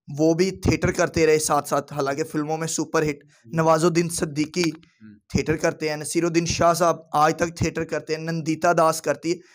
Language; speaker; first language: Urdu; non-native, local second language; Punjabi